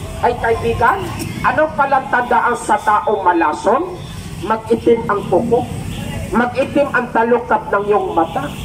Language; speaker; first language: Filipino; non-native, local second language; Cebuano